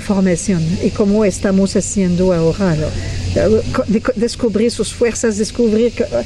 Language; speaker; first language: Spanish; non-native, fluent; French